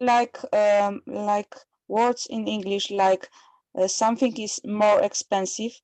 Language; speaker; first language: English; non-native, learner; Polish